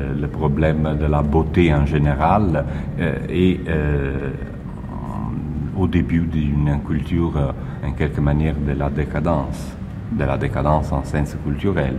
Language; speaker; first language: French; non-native, learner; Italian